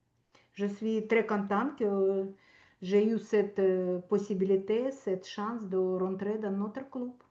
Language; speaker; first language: French; non-native, fluent; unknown